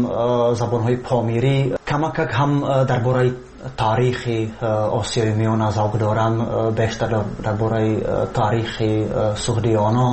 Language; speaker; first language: Persian; non-native, fluent; Czech